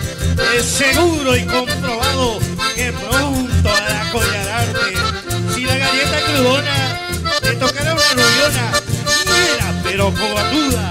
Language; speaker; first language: Spanish; native; Spanish